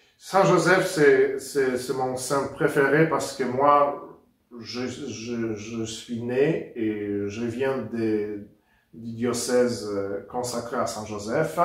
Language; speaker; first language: French; non-native, fluent; Polish